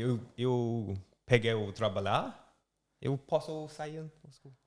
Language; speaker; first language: Portuguese; non-native, learner; English